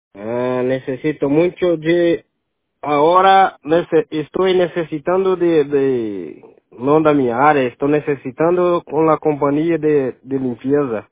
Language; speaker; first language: Spanish; non-native, learner; Portuguese